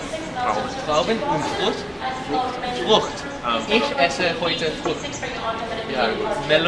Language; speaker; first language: German; non-native, learner; English